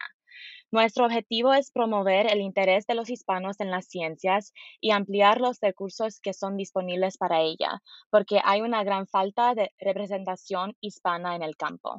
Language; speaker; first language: Spanish; non-native, fluent; English